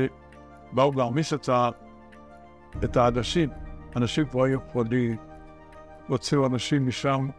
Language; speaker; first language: Hebrew; early bilingual, other home language; Arabic